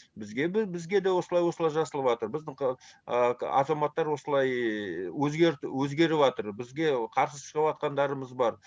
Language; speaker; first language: Kazakh; early bilingual, heritage; Kazakh